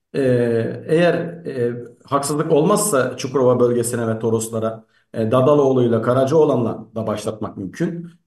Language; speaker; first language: Turkish; native; Turkish